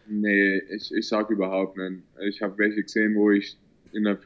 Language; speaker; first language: German; early bilingual, heritage; German